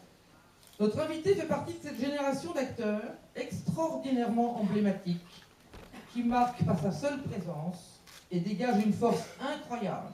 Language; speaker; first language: French; native; French